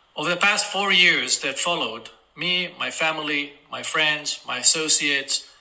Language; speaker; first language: English; non-native, fluent; Hebrew